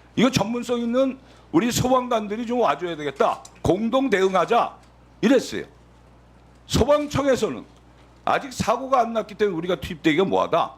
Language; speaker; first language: Korean; native; Korean